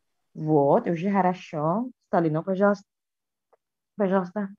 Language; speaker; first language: Russian; non-native, fluent; Indonesian